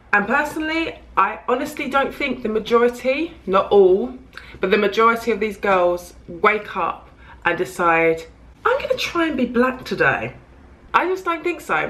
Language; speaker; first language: English; native; English